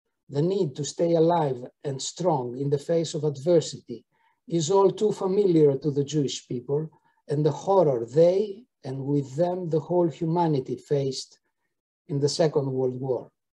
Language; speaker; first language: English; non-native, fluent; Greek